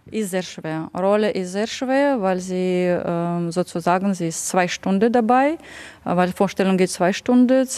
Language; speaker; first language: German; non-native, learner; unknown